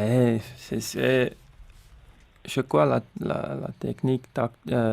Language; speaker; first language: French; non-native, local second language; Swiss German